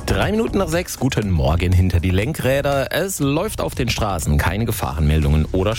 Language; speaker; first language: German; native; German